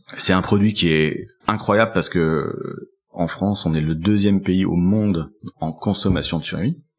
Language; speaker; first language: French; native; French